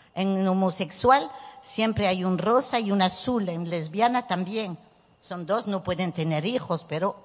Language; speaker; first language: Spanish; early bilingual, heritage; Spanish